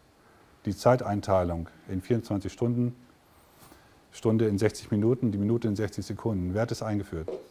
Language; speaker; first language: German; native; German